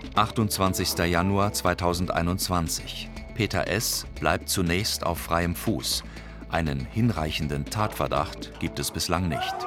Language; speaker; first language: German; native; German